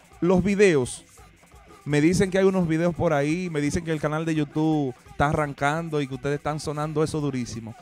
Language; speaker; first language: Spanish; native; Spanish